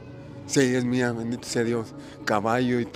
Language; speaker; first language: Spanish; native; Spanish